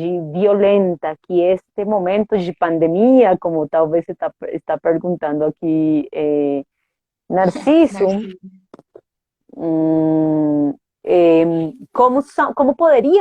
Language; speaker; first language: Portuguese; non-native, fluent; Spanish